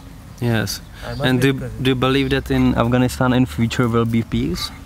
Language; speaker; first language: English; non-native, fluent; Czech